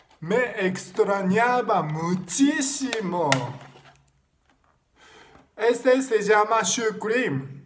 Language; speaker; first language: Spanish; non-native, learner; Japanese